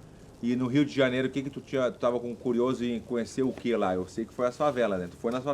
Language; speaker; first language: Portuguese; native; Portuguese